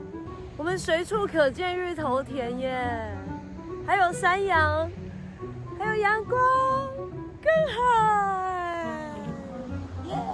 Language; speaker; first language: Chinese; native; Chinese